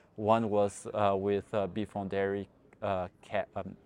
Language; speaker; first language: English; non-native, fluent; Portuguese